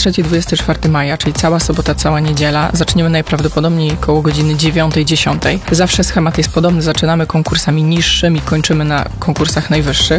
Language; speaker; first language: Polish; native; Polish